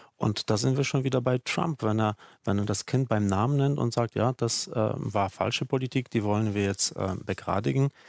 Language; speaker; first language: German; non-native, fluent; Czech